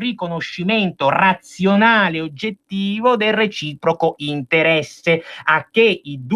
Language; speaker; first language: Italian; native; Italian